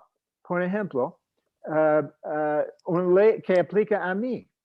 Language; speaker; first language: Spanish; non-native, fluent; English